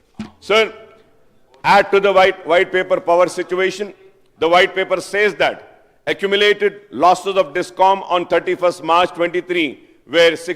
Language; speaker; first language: English; non-native, local second language; Urdu